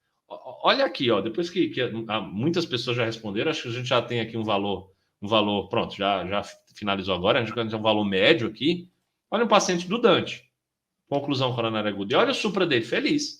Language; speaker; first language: Portuguese; native; Portuguese